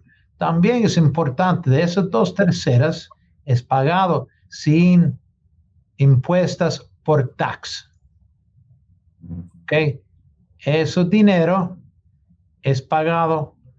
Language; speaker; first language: Spanish; non-native, learner; English